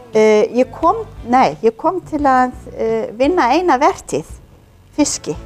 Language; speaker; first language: Icelandic; non-native, fluent; English